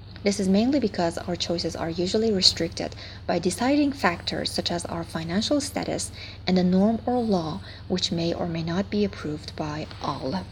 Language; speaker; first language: English; non-native, fluent; Persian